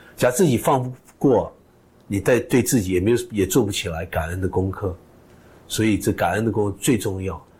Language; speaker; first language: Chinese; native; Chinese